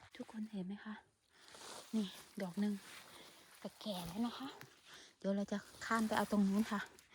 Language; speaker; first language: Thai; native; Thai